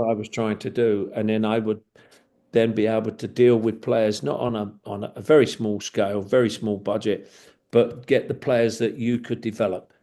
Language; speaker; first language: English; native; English